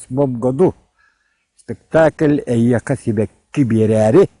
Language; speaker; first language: Russian; non-native, local second language; Yakut